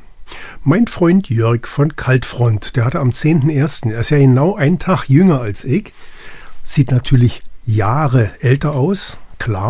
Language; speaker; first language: German; native; German